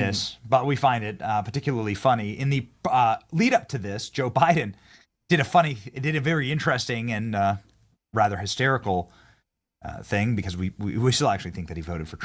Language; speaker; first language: English; native; English